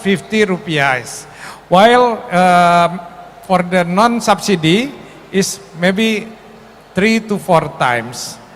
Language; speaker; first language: English; non-native, fluent; Indonesian